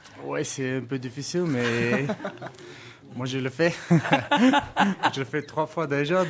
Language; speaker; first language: French; non-native, learner; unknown